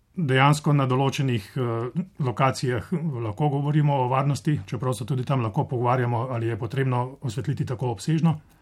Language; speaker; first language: Slovenian; native; Slovenian